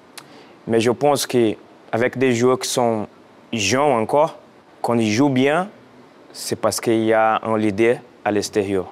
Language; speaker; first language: French; non-native, fluent; Portuguese